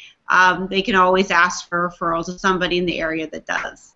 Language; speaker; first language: English; native; English